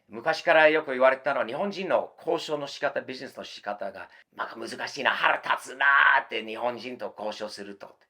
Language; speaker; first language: Japanese; non-native, fluent; English